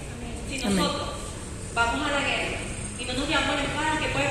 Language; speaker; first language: Spanish; native; Spanish